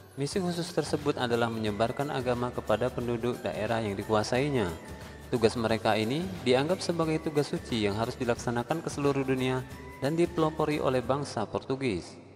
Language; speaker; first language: Indonesian; native; Indonesian